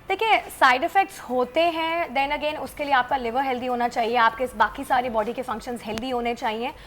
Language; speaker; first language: Urdu; native; Urdu